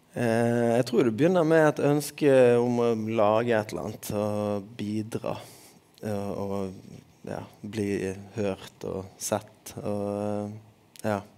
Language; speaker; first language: Norwegian; native; Norwegian